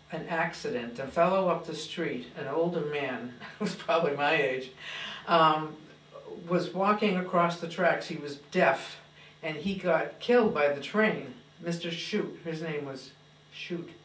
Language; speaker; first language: English; native; English